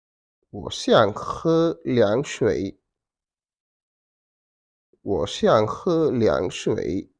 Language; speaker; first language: Chinese; non-native, fluent; Wolof